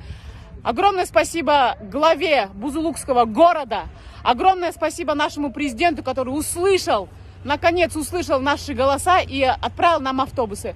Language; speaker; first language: Russian; non-native, local second language; Kyrgyz